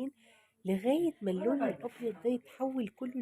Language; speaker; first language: Arabic; native; Arabic